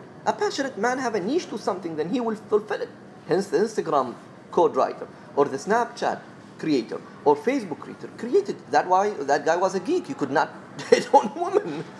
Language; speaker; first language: English; non-native, fluent; Arabic